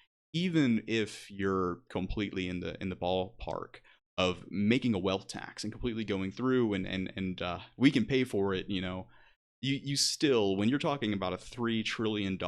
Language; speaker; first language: English; native; English